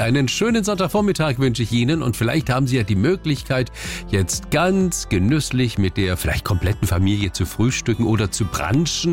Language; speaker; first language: German; native; German